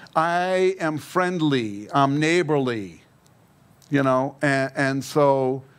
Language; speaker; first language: English; native; English